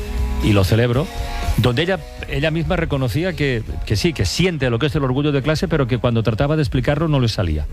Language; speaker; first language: Spanish; native; Spanish